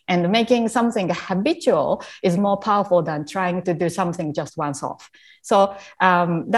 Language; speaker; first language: English; non-native, fluent; Japanese